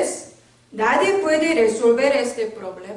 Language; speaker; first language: Spanish; non-native, learner; Korean